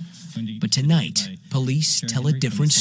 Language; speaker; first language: English; native; English